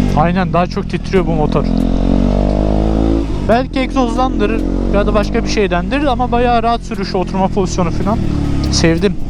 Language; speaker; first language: Turkish; early bilingual, heritage; Turkish